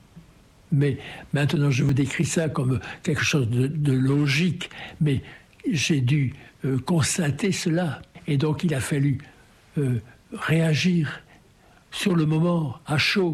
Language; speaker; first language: French; native; French